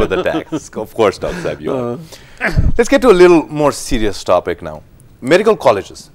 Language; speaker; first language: English; non-native, local second language; Nepali